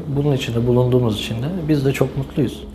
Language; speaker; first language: Turkish; native; Turkish